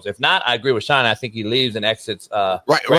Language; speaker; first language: English; native; English